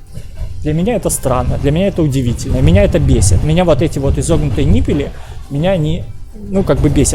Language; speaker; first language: Russian; native; Russian